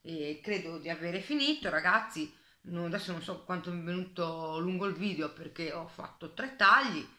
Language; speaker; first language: Italian; native; Italian